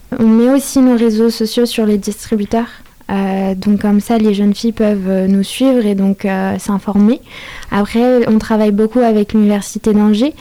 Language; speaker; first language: French; native; French